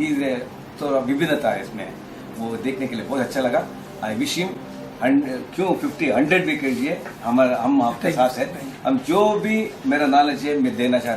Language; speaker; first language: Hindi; non-native, local second language; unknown